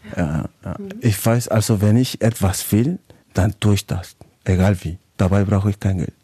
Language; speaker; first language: German; non-native, fluent; Spanish